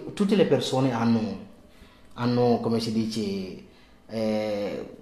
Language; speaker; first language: Italian; non-native, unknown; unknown